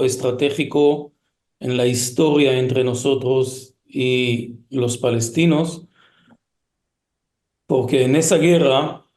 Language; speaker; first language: Spanish; early bilingual, heritage; Hebrew